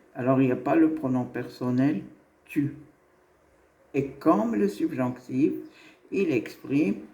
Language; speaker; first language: French; non-native, local second language; Arabic